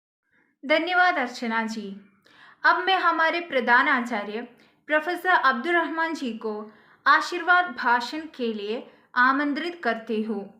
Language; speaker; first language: Hindi; non-native, local second language; Malayalam